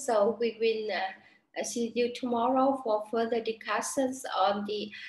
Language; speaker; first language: English; non-native, learner; Vietnamese